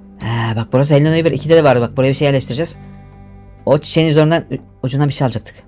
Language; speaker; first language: Turkish; native; Turkish